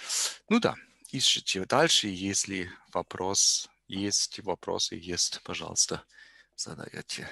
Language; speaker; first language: Russian; non-native, learner; German